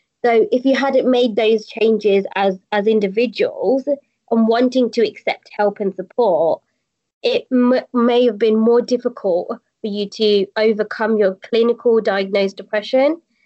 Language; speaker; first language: English; native; English